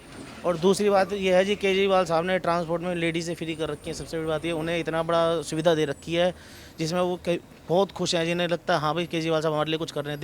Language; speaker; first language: Hindi; native; Hindi